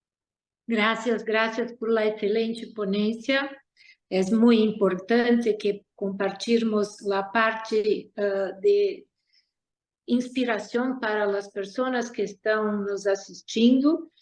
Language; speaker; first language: Spanish; non-native, learner; Portuguese